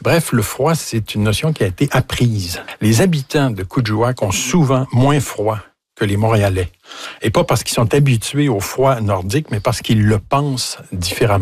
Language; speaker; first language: French; native; French